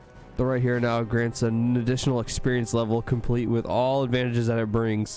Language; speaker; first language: English; native; English